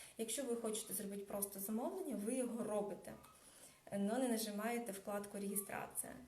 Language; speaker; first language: Ukrainian; non-native, local second language; Russian